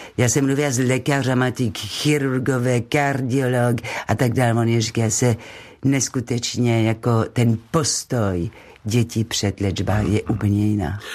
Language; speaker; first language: Czech; non-native, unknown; French